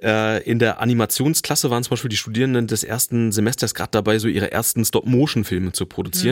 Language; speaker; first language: German; native; German